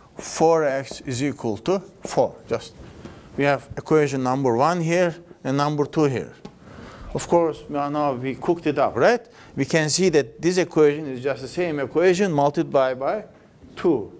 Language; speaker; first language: English; non-native, fluent; Turkish